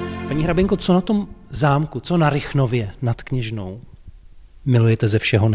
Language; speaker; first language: Czech; native; Czech